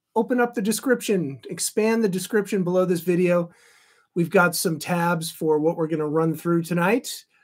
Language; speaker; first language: English; native; English